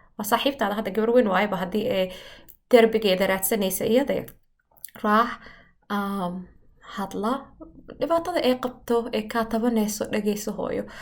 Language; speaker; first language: Somali; early bilingual, heritage; Somali